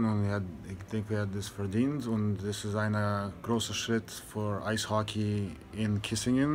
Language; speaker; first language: German; non-native, fluent; English